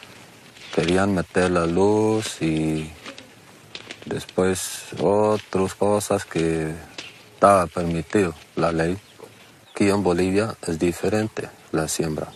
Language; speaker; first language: Spanish; non-native, local second language; Plautdietsch